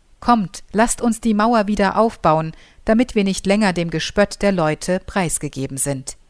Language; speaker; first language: German; native; German